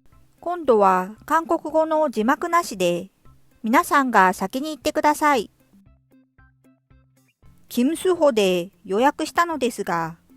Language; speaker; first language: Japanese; non-native, fluent; Korean